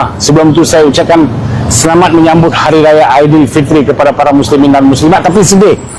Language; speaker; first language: Malay; native; Malay